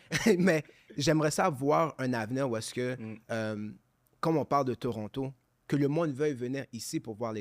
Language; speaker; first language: French; native; French